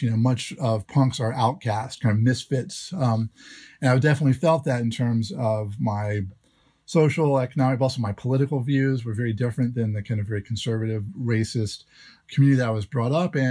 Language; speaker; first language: English; native; English